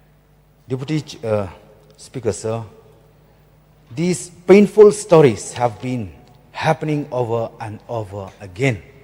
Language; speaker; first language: English; non-native, local second language; Khasi